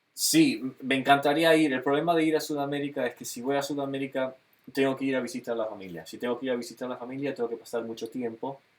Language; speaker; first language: Spanish; early bilingual, heritage; Spanish